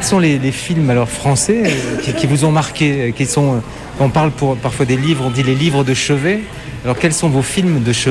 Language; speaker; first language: French; native; French